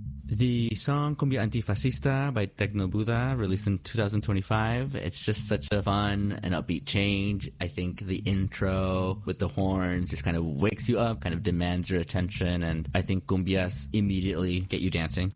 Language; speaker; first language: English; early bilingual, other home language; Spanish